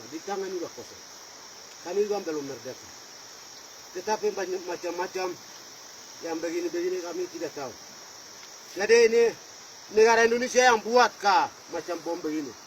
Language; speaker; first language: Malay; non-native, local second language; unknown